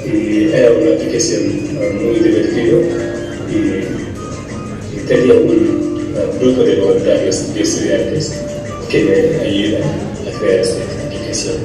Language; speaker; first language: Spanish; non-native, fluent; English